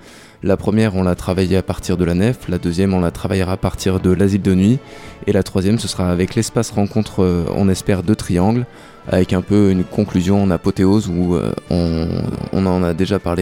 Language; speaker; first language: French; native; French